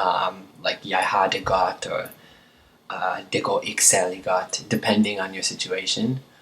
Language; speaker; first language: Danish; non-native, learner; English